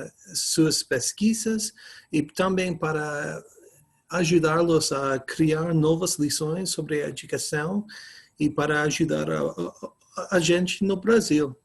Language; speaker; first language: Portuguese; non-native, fluent; English